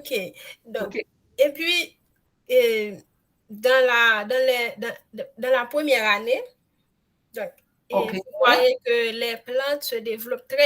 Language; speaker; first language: French; non-native, local second language; Haitian Creole